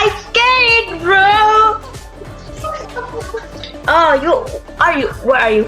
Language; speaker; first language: English; non-native, learner; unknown